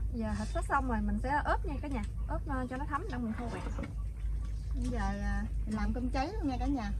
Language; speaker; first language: Vietnamese; native; Vietnamese